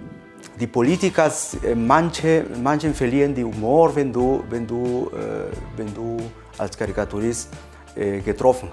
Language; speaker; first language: German; non-native, fluent; Spanish